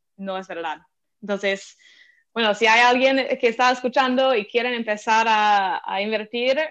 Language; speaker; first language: Spanish; non-native, fluent; English